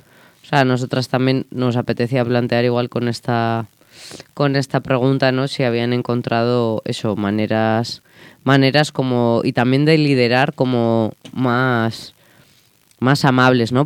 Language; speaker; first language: Spanish; native; Spanish